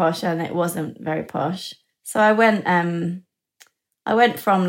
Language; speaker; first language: English; native; English